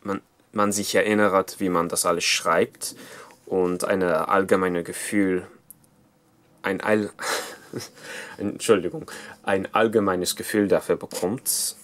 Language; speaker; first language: German; non-native, fluent; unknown